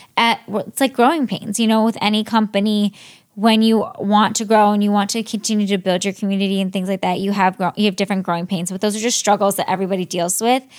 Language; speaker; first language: English; native; English